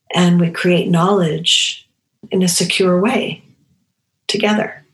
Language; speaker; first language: English; early bilingual, other home language; Romany